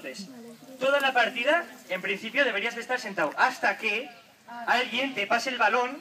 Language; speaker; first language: Spanish; native; Spanish